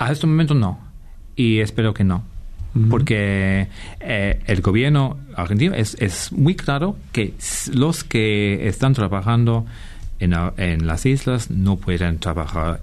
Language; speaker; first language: Spanish; non-native, fluent; English